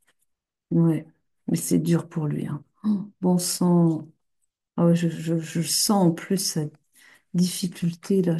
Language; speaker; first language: French; native; French